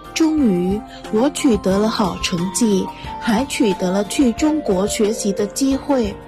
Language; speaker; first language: Chinese; non-native, fluent; Thai